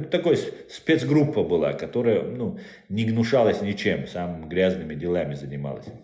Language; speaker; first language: Russian; non-native, local second language; Chechen